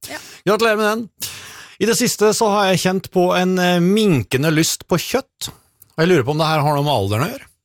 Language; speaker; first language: Norwegian; native; Norwegian